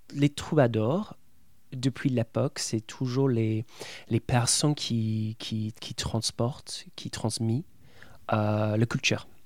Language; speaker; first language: French; non-native, fluent; English